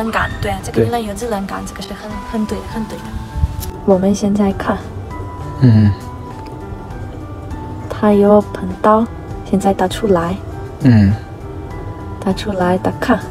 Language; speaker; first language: Chinese; non-native, learner; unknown